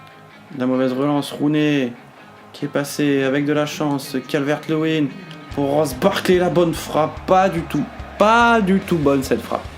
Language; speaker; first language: French; native; French